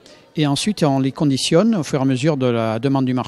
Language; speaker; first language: French; native; French